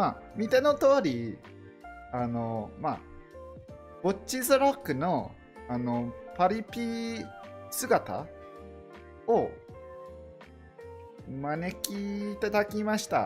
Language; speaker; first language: Japanese; non-native, learner; English